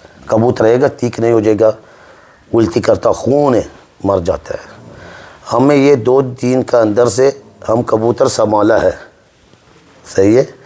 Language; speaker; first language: Hindi; non-native, learner; Arabic